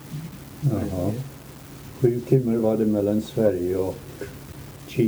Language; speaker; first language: Swedish; early bilingual, heritage; Swedish